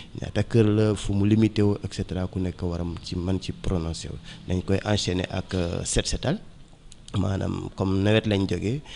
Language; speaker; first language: Wolof; non-native, local second language; Mandingo